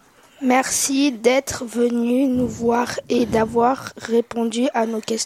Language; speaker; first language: French; native; French